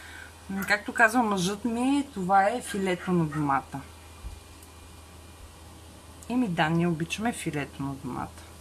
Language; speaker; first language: Bulgarian; native; Bulgarian